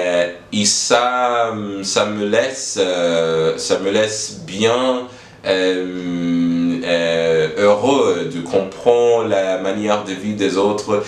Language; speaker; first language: French; non-native, learner; English